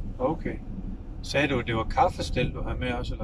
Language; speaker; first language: Danish; native; Danish